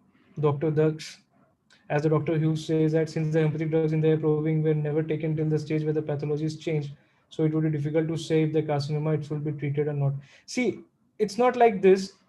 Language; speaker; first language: English; non-native, local second language; Hindi